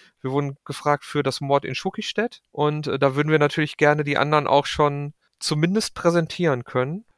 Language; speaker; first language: German; native; German